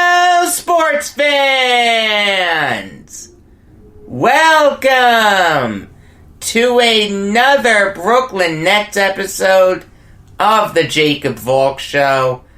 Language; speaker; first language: English; native; English